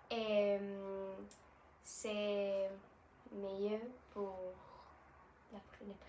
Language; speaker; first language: French; non-native, learner; Spanish